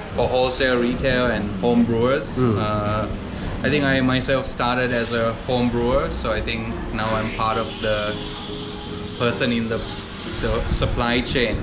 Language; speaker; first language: English; non-native, local second language; Sinhala